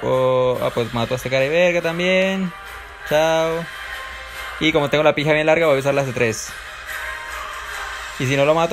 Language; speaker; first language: Spanish; native; Spanish